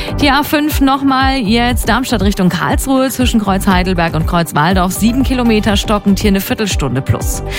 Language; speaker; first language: German; native; German